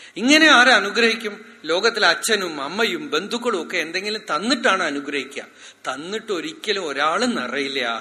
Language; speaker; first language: Malayalam; native; Malayalam